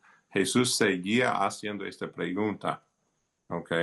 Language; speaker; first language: Spanish; non-native, fluent; English